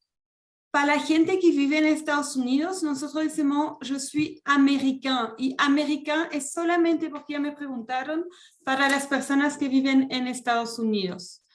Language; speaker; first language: Spanish; non-native, fluent; French